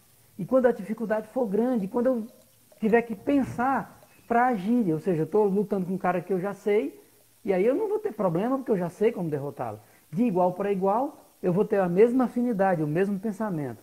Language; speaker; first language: Portuguese; native; Portuguese